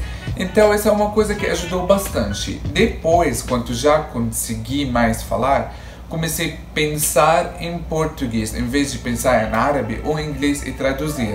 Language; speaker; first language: Portuguese; non-native, fluent; Arabic